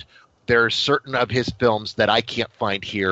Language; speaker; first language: English; native; English